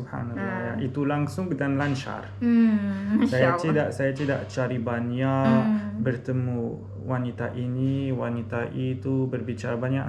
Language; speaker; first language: Indonesian; non-native, learner; Arabic